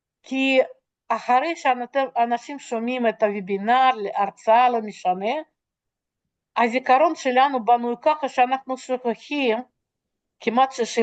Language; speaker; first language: Hebrew; non-native, fluent; Russian